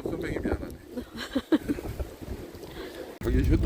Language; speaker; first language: Korean; native; Korean